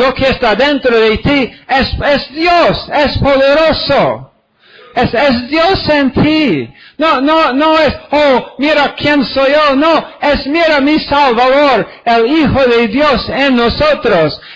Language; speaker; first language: Spanish; non-native, fluent; English